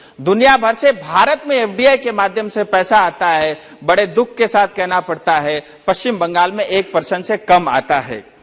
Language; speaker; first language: Hindi; non-native, local second language; Nepali